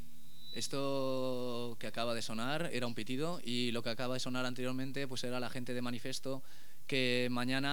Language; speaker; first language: Spanish; native; Spanish